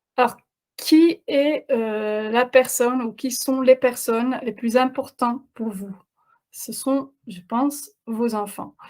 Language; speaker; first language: French; non-native, fluent; Dutch